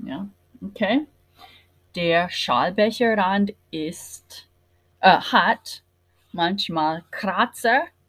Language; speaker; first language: German; non-native, fluent; English